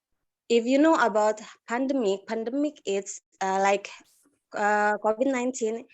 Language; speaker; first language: English; non-native, learner; Indonesian